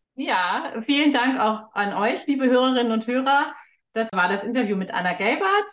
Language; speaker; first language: German; native; German